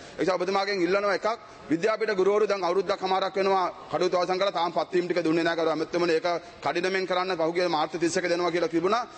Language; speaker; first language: Sinhala; native; Sinhala